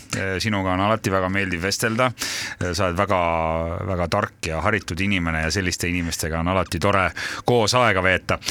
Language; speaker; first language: Estonian; native; Estonian